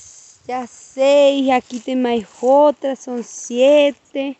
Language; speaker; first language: Spanish; non-native, learner; Portuguese